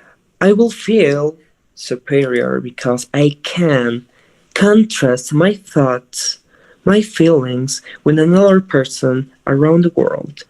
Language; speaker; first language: English; non-native, fluent; Spanish